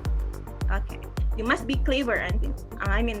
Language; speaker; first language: English; non-native, fluent; Indonesian